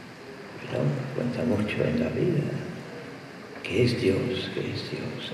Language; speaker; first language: Spanish; non-native, fluent; English